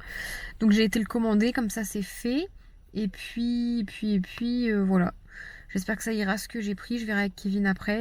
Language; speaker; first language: French; native; French